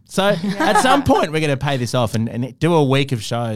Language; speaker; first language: English; native; English